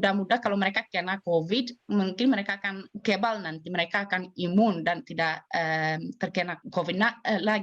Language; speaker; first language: Indonesian; non-native, fluent; Swedish